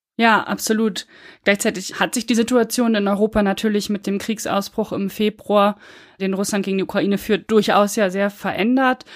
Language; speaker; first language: German; native; German